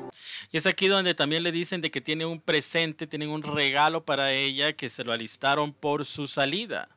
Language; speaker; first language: Spanish; native; Spanish